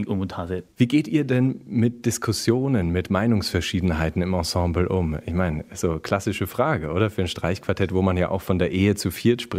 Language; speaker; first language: German; native; German